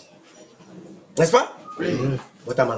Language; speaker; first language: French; non-native, local second language; Lingala